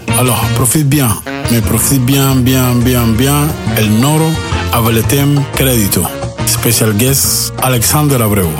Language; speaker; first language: French; non-native, learner; Spanish